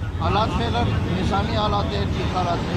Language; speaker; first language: Hindi; native; Hindi